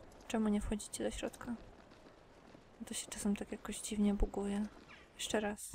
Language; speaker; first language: Polish; native; Polish